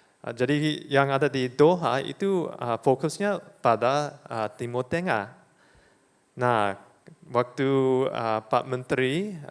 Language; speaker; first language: Indonesian; non-native, fluent; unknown